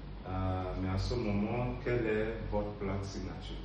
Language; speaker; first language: French; non-native, learner; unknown